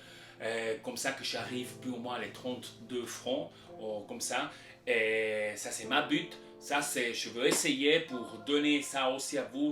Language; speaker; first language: French; non-native, local second language; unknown